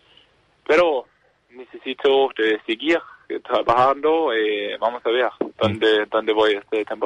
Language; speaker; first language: Spanish; non-native, learner; Danish